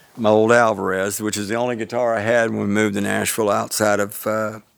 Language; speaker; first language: English; native; English